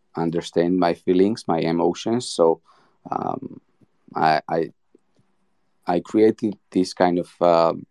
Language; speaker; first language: English; non-native, learner; Georgian